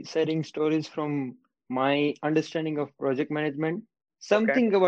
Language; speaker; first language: English; non-native, local second language; Gujarati